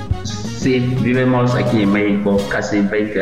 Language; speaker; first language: Spanish; non-native, learner; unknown